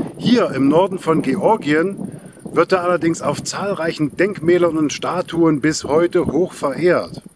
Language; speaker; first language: German; native; German